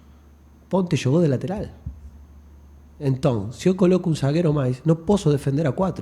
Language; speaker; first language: Portuguese; non-native, fluent; Spanish